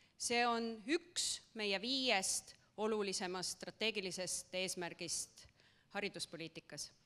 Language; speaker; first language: Estonian; native; Estonian